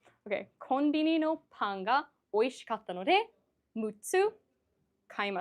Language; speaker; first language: Japanese; non-native, fluent; English